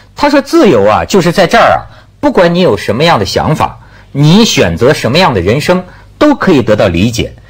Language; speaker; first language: Chinese; native; Chinese